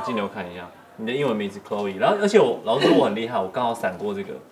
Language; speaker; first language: Chinese; native; Chinese